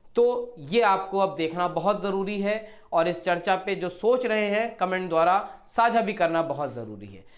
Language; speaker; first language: Hindi; native; Hindi